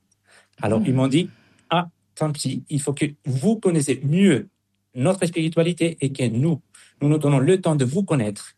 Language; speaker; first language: French; non-native, fluent; Spanish